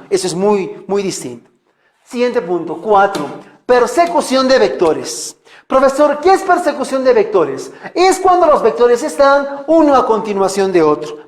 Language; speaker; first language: Spanish; native; Spanish